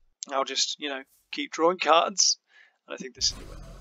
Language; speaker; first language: English; native; English